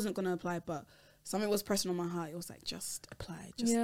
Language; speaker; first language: English; native; English